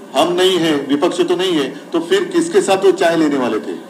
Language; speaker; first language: Hindi; non-native, local second language; Marathi